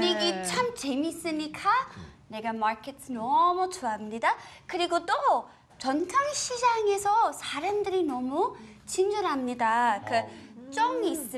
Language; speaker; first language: Korean; non-native, learner; English